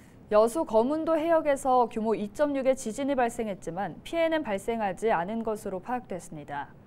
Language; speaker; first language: Korean; native; Korean